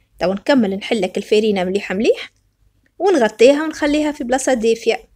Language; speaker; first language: Arabic; native; Arabic